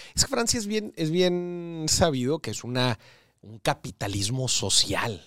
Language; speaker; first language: Spanish; native; Spanish